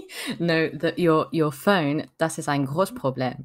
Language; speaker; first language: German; non-native, learner; French